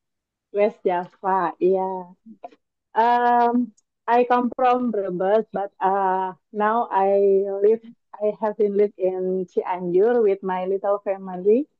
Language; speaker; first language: English; non-native, learner; Indonesian